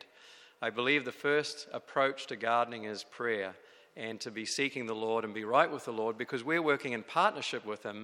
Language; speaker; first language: English; native; English